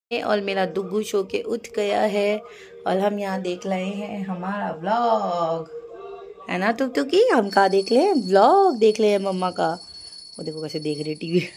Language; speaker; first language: Hindi; native; Hindi